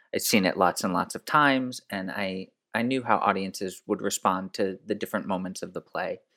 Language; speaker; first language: English; early bilingual, other home language; French